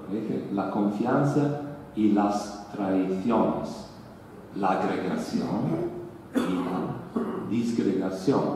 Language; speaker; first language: Spanish; non-native, learner; Italian